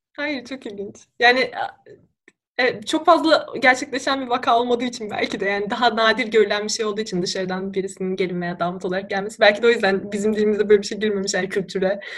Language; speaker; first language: Turkish; native; Turkish